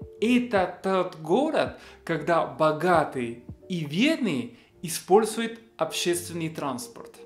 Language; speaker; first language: Russian; non-native, fluent; Spanish